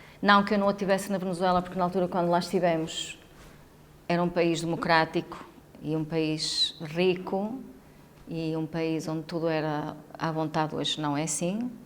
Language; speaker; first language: Portuguese; early bilingual, heritage; Portuguese